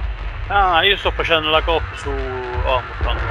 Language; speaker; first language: Italian; native; Italian